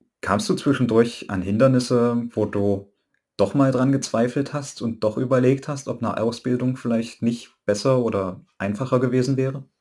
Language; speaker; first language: German; native; German